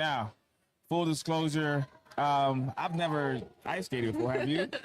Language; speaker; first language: English; native; English